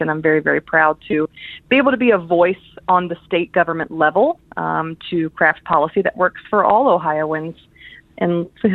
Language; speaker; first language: English; native; English